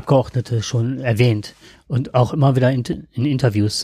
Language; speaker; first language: German; native; German